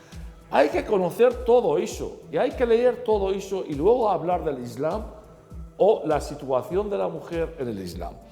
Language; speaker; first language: Spanish; non-native, fluent; Arabic